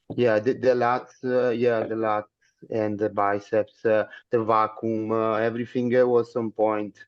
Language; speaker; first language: English; non-native, learner; Italian